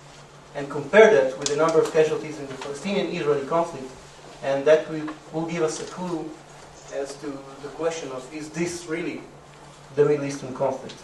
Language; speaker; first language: English; non-native, fluent; Hebrew